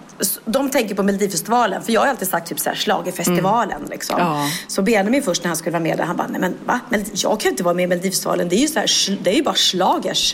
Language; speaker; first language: Swedish; native; Swedish